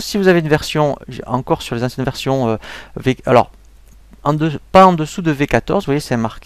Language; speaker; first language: French; native; French